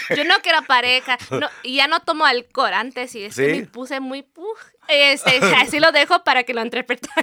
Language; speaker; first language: Spanish; early bilingual, heritage; Spanish